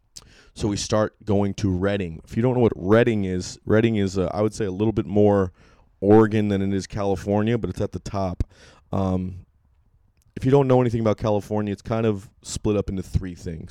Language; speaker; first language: English; native; English